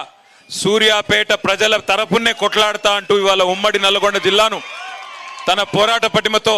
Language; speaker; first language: Telugu; native; Telugu